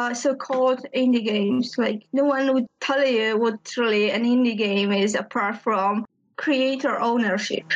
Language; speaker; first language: English; non-native, fluent; Polish